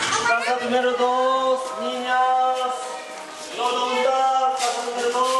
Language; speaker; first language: Spanish; non-native, learner; Korean